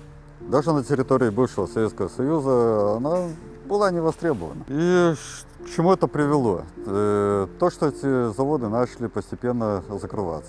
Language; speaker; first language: Russian; native; Russian